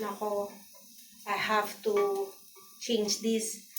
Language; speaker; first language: English; non-native, local second language; Filipino